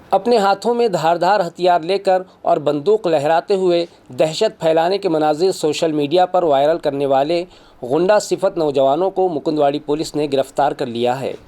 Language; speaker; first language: Urdu; native; Urdu